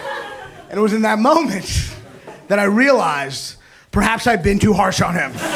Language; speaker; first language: English; native; English